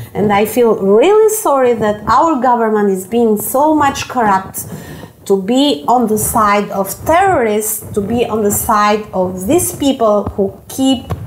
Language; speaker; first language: English; non-native, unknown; Albanian